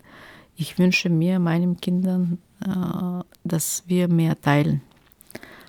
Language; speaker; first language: German; non-native, fluent; Turkish